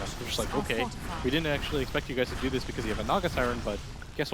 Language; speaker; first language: English; native; English